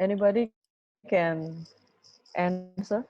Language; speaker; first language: English; non-native, fluent; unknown